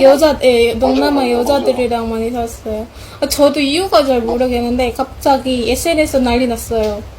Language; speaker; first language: Korean; non-native, learner; Indonesian